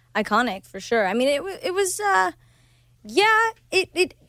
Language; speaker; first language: English; early bilingual, other home language; Spanish